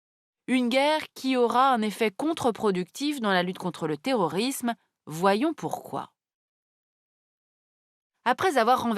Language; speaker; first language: French; native; French